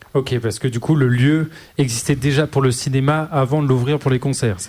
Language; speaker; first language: French; native; French